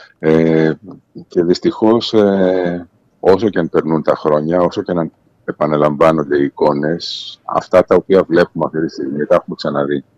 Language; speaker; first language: Greek; native; Greek